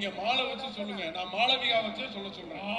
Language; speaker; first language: Tamil; native; Tamil